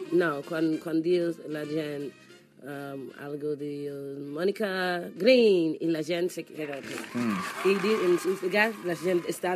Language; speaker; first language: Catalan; non-native, learner; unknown